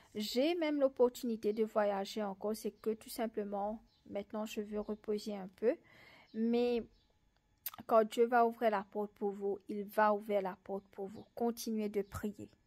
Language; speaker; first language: French; non-native, local second language; Morisyen